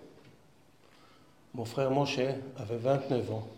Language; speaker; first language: French; non-native, fluent; Hebrew